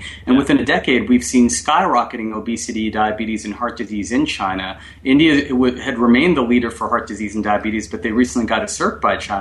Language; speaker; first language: English; non-native, local second language; Bangla